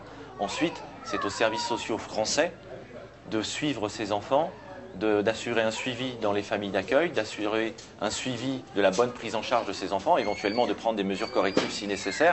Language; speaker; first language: French; native; French